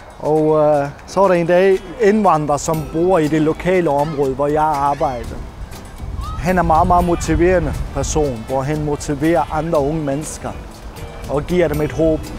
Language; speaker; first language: Danish; non-native, fluent; Persian